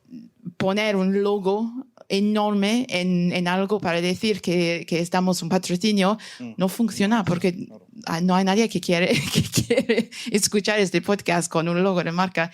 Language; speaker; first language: Spanish; non-native, fluent; English